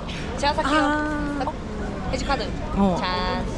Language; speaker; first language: Korean; non-native, learner; Japanese